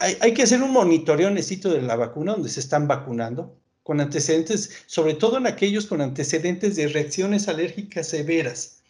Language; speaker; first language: Spanish; native; Spanish